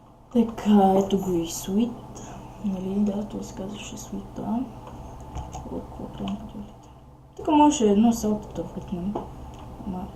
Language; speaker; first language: Bulgarian; native; Bulgarian